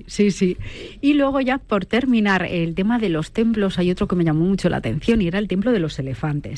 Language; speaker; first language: Spanish; native; Spanish